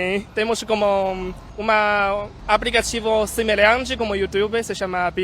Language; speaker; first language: Portuguese; non-native, learner; Chinese